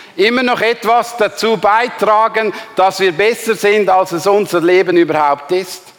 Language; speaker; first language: German; native; German